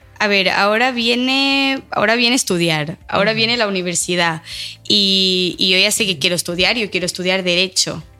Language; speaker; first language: Spanish; non-native, local second language; Catalan